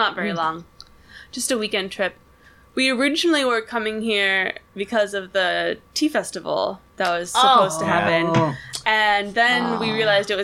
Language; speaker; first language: English; native; English